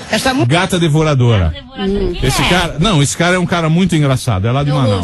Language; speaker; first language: Portuguese; native; Portuguese